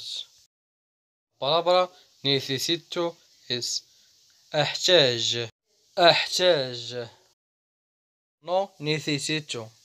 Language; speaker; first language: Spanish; non-native, fluent; Arabic